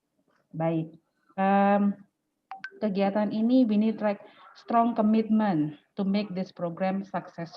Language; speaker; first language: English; non-native, fluent; Indonesian